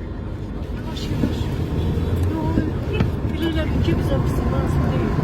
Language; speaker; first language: Turkish; non-native, learner; Azerbaijani